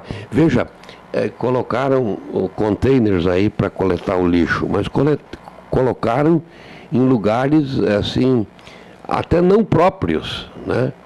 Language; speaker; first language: Portuguese; native; Portuguese